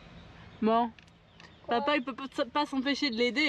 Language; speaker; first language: French; native; French